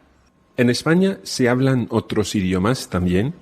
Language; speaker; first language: Spanish; non-native, fluent; English